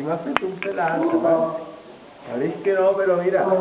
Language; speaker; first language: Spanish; non-native, local second language; Catalan